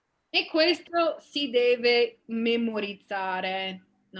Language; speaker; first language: Italian; non-native, fluent; English